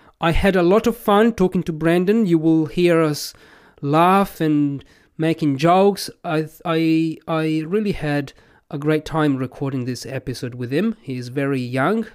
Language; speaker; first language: English; non-native, fluent; Italian